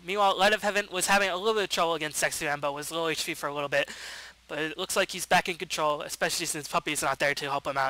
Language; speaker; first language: English; native; English